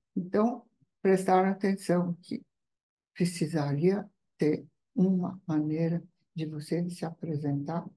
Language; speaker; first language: Portuguese; non-native, fluent; Italian